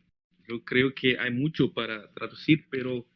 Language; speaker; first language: Spanish; non-native, learner; Portuguese